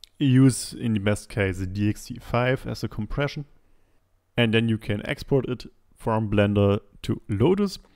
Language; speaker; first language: English; non-native, fluent; German